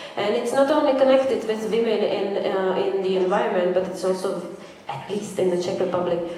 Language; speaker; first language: English; non-native, fluent; Czech